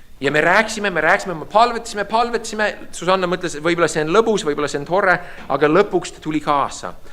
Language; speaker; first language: Estonian; early bilingual, heritage; Estonian